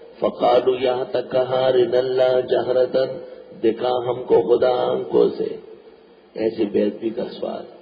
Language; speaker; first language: Urdu; non-native, local second language; Pashto